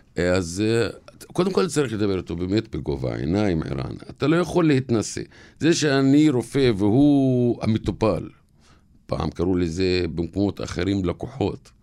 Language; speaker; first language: Hebrew; non-native, local second language; Arabic